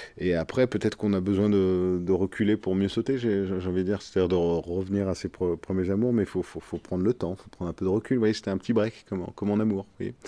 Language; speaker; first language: French; native; French